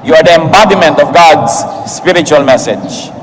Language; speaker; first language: English; non-native, local second language; Filipino